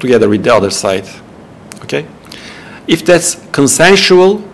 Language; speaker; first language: English; non-native, fluent; Turkish